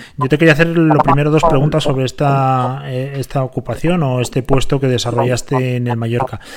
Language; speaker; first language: Spanish; native; Spanish